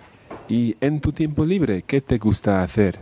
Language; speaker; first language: Spanish; non-native, fluent; English